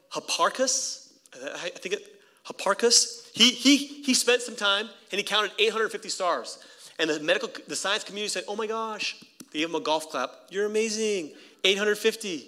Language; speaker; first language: English; native; English